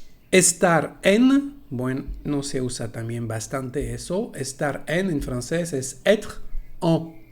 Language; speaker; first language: Spanish; non-native, fluent; French